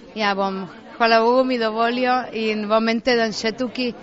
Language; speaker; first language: Slovenian; early bilingual, heritage; Slovenian